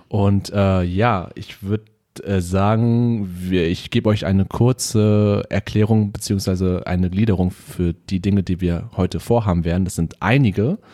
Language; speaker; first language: German; native; German